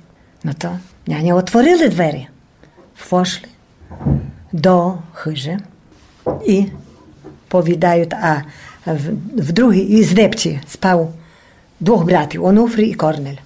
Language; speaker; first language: Polish; non-native, local second language; Rusyn